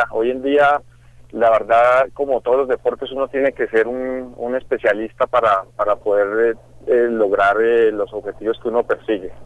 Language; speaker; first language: Spanish; native; Spanish